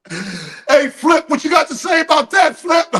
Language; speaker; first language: English; native; English